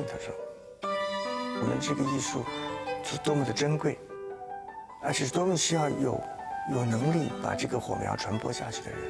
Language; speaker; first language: Chinese; native; Chinese